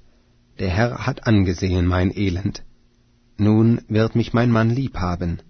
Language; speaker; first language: German; native; German